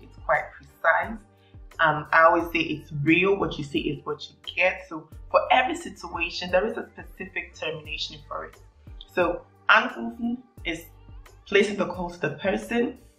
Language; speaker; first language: English; non-native, local second language; Akan